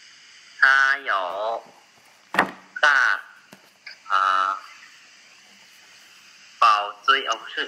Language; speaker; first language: Chinese; non-native, learner; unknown